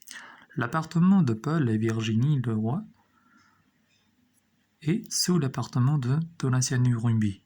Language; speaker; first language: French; non-native, fluent; Albanian